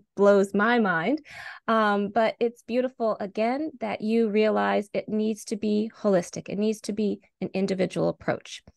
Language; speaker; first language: English; native; English